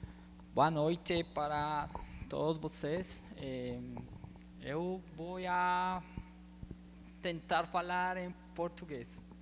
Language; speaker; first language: Portuguese; non-native, learner; Spanish